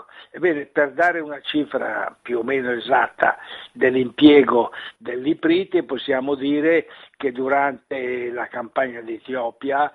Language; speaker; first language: Italian; native; Italian